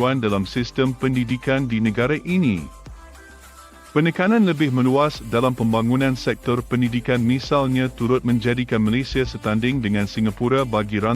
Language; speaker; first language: Malay; native; Malay